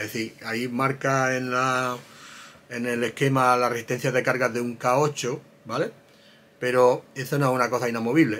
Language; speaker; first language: Spanish; native; Spanish